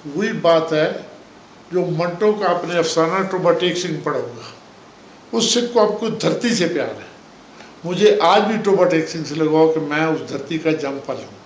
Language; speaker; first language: Urdu; non-native, local second language; Punjabi